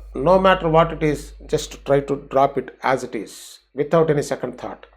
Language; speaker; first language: English; non-native, local second language; Telugu